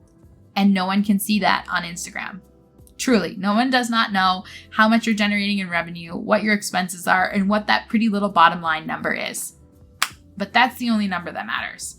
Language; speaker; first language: English; native; English